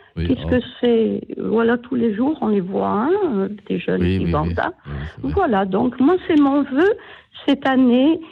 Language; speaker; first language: French; native; French